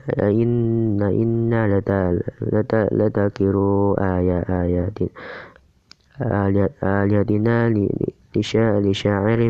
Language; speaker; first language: Arabic; non-native, learner; Indonesian